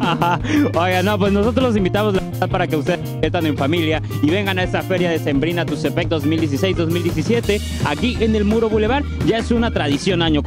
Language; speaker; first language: Spanish; native; Spanish